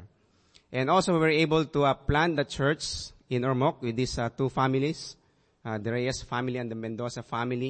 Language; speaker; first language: English; non-native, local second language; Aklanon